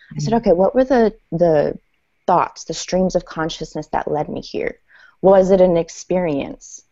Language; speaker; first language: English; early bilingual, other home language; Persian